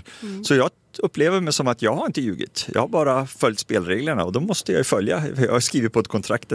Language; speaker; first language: Swedish; native; Swedish